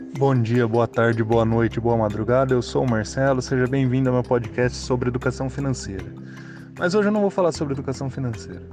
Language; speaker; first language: Portuguese; native; Portuguese